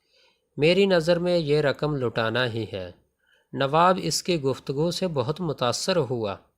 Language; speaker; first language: Urdu; native; Urdu